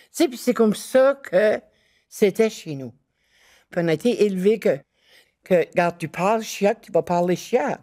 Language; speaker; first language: French; native; French